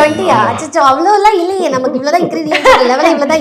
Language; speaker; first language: Tamil; native; Tamil